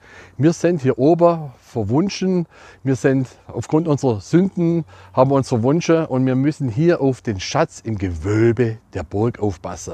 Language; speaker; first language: German; native; German